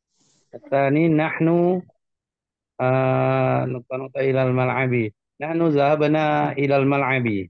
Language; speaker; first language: Indonesian; non-native, learner; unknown